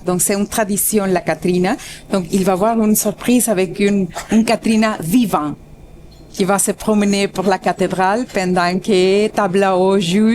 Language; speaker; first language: French; non-native, fluent; Spanish